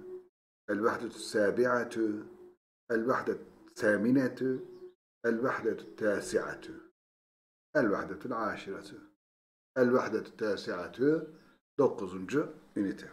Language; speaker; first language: Arabic; non-native, fluent; Turkish